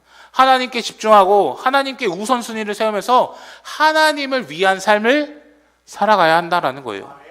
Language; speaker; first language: Korean; native; Korean